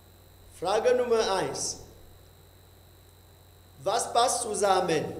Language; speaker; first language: German; non-native, fluent; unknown